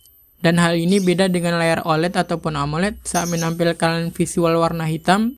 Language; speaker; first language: Indonesian; native; Indonesian